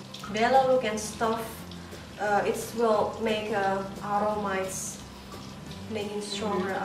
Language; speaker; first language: English; non-native, learner; Indonesian